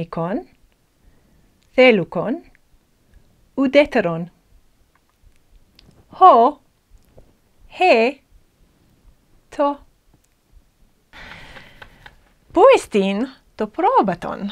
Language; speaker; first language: Greek; non-native, fluent; English